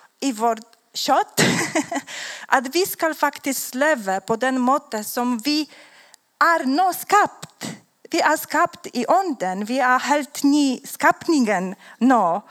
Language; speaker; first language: Swedish; non-native, learner; Polish